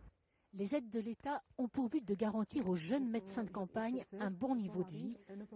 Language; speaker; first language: French; native; French